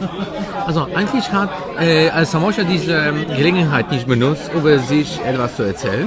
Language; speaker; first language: German; non-native, fluent; Polish